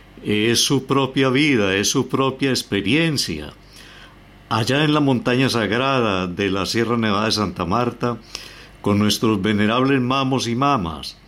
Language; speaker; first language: Spanish; native; Spanish